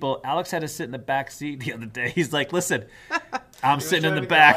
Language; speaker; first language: English; native; English